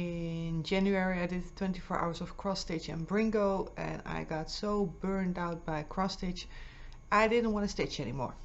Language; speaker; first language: English; non-native, fluent; Dutch